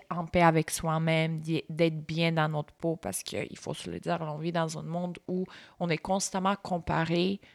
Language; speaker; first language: French; early bilingual, other home language; Bulgarian